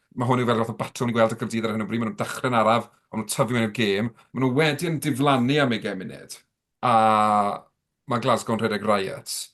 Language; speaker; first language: Welsh; native; Welsh